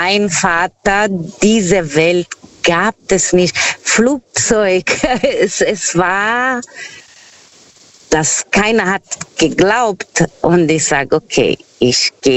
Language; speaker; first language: German; non-native, learner; Portuguese